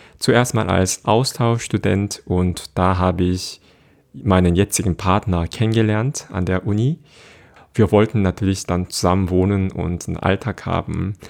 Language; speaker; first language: German; non-native, fluent; Korean